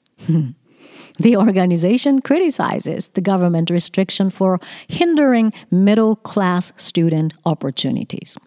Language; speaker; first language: English; non-native, fluent; Japanese